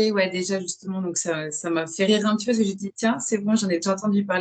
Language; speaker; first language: French; native; French